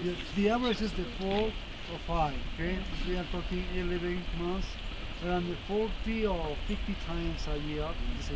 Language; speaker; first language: English; non-native, learner; Spanish